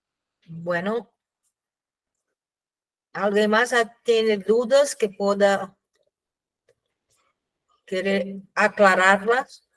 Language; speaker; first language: Spanish; non-native, fluent; Portuguese